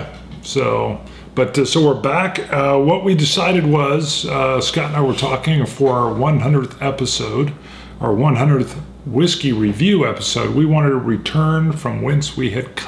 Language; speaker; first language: English; native; English